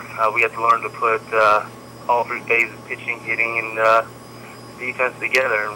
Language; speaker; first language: English; native; English